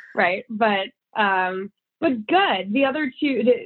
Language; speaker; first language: English; native; English